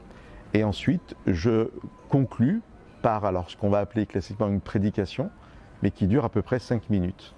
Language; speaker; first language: French; native; French